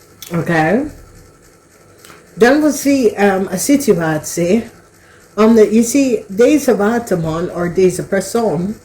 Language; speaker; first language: Dutch; non-native, learner; English